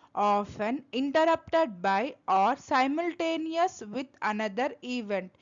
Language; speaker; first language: English; non-native, local second language; Telugu